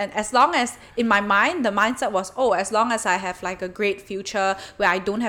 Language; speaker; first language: English; non-native, local second language; Chinese